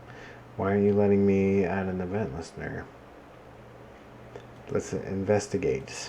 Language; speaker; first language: English; native; English